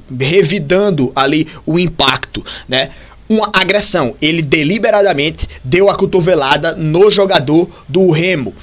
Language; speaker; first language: Portuguese; native; Portuguese